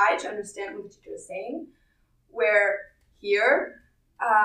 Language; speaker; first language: English; non-native, fluent; German